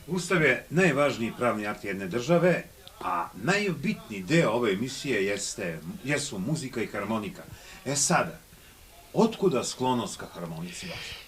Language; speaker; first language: Bosnian; native; Bosnian